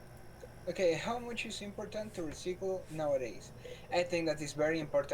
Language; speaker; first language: English; non-native, learner; Spanish